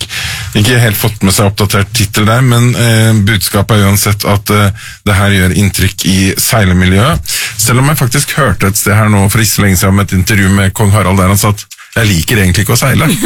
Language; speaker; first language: Norwegian; native; Norwegian